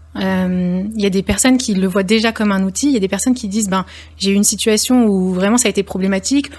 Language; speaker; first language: French; native; French